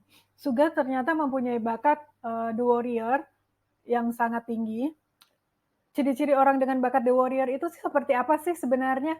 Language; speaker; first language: Indonesian; native; Indonesian